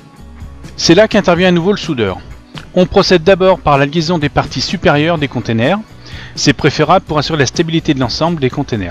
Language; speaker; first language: French; native; French